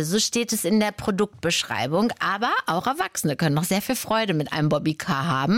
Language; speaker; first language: German; native; German